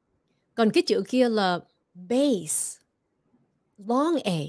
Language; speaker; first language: Vietnamese; early bilingual, heritage; Vietnamese